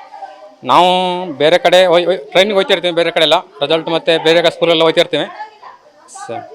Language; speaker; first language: Kannada; native; Kannada